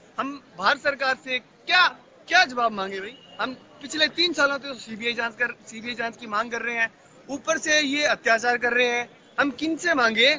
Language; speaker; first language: Hindi; native; Hindi